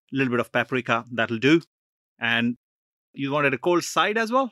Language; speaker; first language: English; non-native, local second language; Punjabi